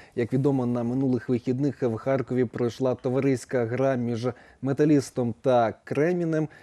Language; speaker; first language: Ukrainian; native; Ukrainian